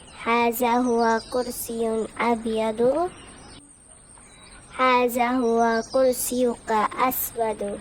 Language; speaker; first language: Arabic; non-native, learner; Urdu